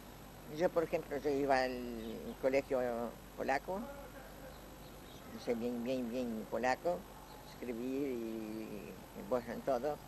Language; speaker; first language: Spanish; non-native, fluent; Yiddish